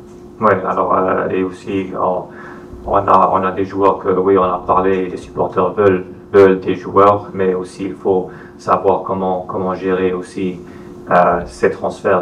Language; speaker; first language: French; non-native, fluent; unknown